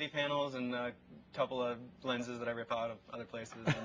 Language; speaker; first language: English; native; English